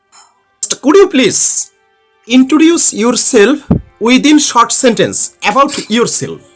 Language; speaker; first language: English; non-native, learner; Bangla